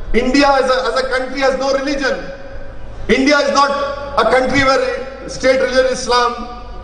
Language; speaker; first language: English; non-native, local second language; Urdu